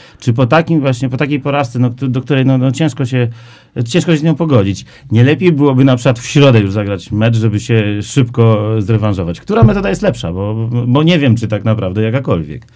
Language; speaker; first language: Polish; native; Polish